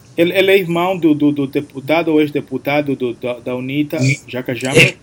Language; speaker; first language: Portuguese; native; Portuguese